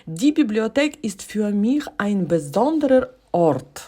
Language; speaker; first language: German; non-native, fluent; Ukrainian